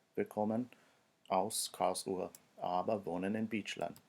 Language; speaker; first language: German; non-native, fluent; English